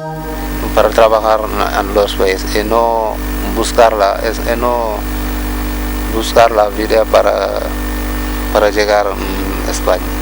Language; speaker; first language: Spanish; non-native, learner; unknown